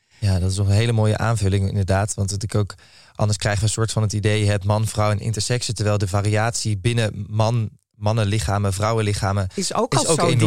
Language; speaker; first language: Dutch; native; Dutch